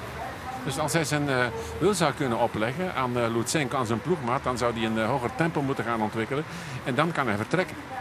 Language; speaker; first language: Dutch; native; Dutch